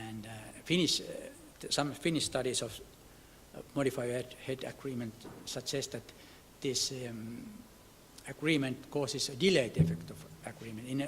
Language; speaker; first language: English; non-native, fluent; Finnish